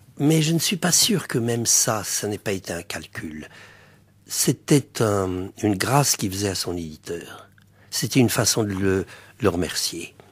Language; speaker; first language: French; native; French